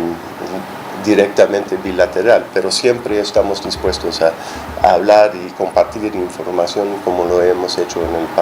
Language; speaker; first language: Spanish; non-native, fluent; English